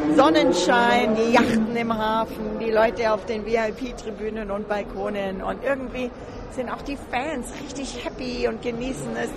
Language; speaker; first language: German; native; German